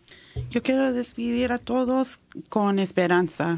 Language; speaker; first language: Spanish; early bilingual, heritage; Spanish